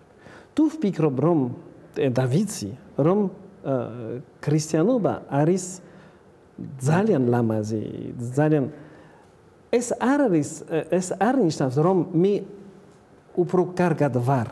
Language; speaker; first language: Georgian; non-native, learner; French